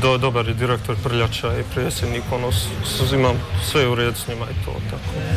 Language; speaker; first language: Bosnian; early bilingual, heritage; Bosnian